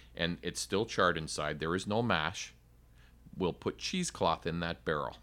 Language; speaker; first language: English; native; English